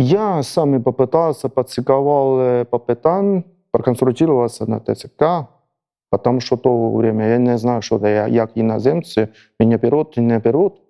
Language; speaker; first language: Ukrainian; non-native, learner; Chinese